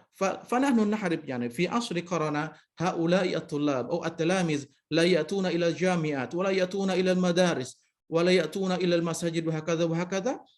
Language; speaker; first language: Arabic; non-native, fluent; Indonesian